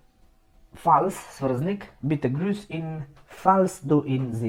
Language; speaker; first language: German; non-native, fluent; Macedonian